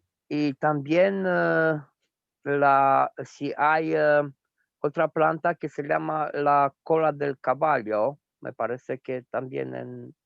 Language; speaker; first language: Spanish; non-native, fluent; Romanian